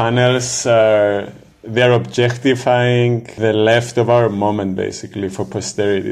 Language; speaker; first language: English; non-native, fluent; Greek